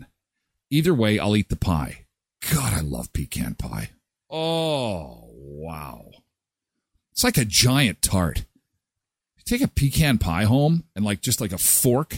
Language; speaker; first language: English; native; English